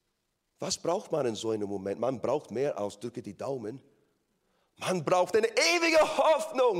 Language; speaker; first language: German; non-native, fluent; English